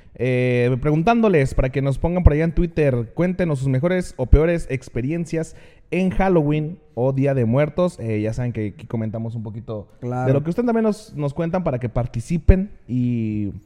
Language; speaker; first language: Spanish; native; Spanish